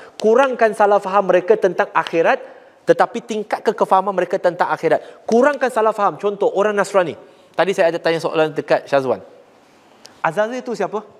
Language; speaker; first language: Malay; non-native, local second language; Chinese